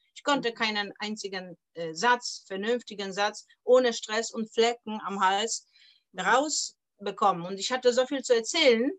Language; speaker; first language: German; non-native, fluent; Polish